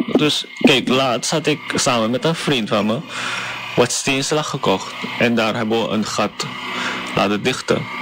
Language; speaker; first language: Dutch; non-native, fluent; Chinese